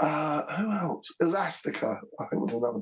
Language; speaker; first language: English; native; English